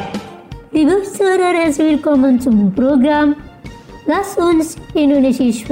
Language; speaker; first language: German; non-native, fluent; Indonesian